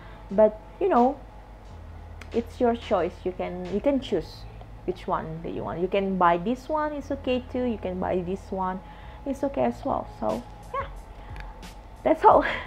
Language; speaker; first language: English; non-native, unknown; Indonesian